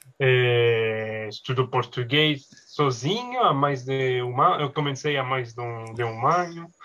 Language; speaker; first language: Portuguese; non-native, learner; Italian